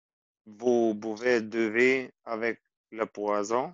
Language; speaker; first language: French; non-native, learner; Albanian